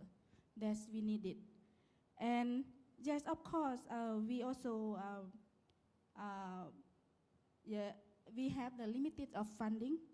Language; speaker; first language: English; non-native, learner; Lao